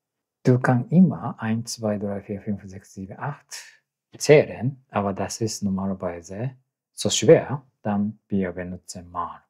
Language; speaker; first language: German; non-native, learner; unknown